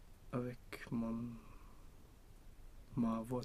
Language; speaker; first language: French; non-native, learner; Swedish